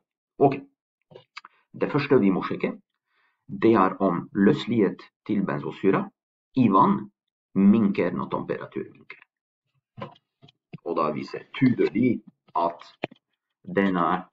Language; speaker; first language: Norwegian; non-native, fluent; French